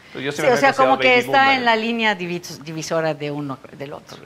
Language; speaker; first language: Spanish; non-native, fluent; Turkish